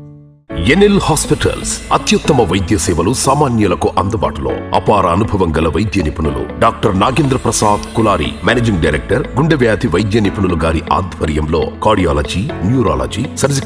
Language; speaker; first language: Telugu; native; Telugu